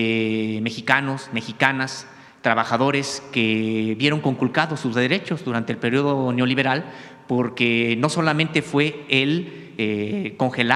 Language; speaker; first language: Spanish; native; Spanish